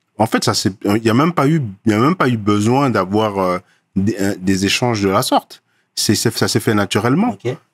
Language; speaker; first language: French; early bilingual, other home language; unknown